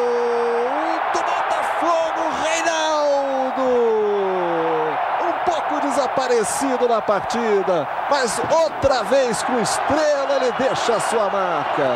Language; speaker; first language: Portuguese; native; Portuguese